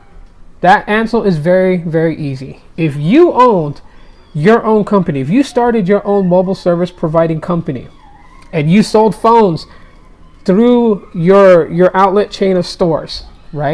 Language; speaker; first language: English; native; English